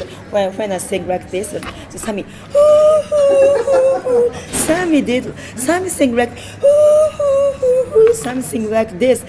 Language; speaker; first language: English; non-native, learner; Japanese